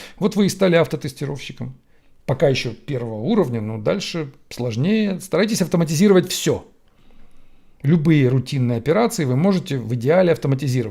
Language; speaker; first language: Russian; native; Russian